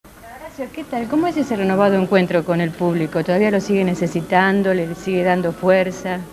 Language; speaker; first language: Spanish; native; Spanish